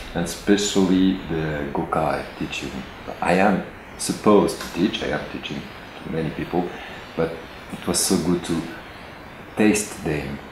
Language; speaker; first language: English; non-native, fluent; French